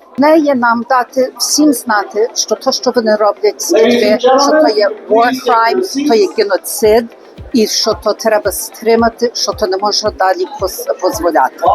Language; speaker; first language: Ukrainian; early bilingual, heritage; Ukrainian